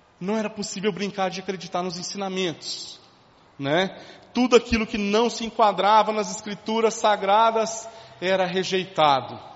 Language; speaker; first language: Portuguese; native; Portuguese